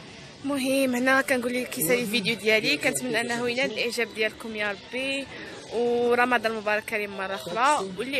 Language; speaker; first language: Arabic; native; Arabic